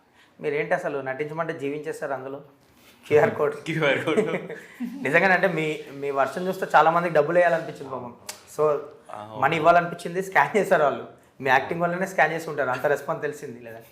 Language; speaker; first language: Telugu; native; Telugu